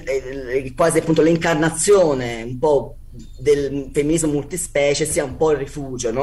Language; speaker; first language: Italian; native; Italian